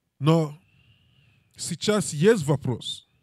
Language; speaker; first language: Russian; non-native, learner; English